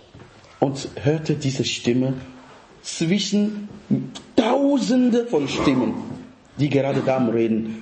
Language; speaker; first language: German; non-native, fluent; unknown